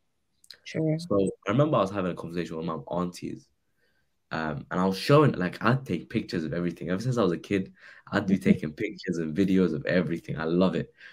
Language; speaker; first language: English; native; English